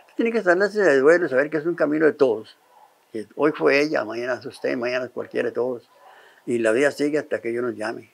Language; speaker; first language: Spanish; native; Spanish